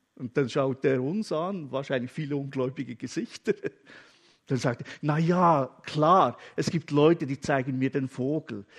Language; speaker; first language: German; native; German